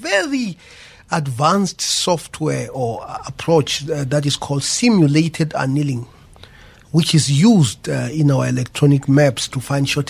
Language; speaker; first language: English; non-native, local second language; Venda